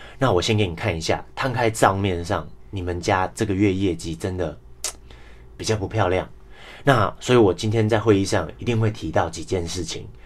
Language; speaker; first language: Chinese; non-native, local second language; English